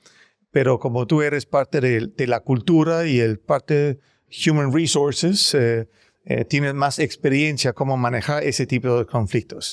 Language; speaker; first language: Spanish; non-native, learner; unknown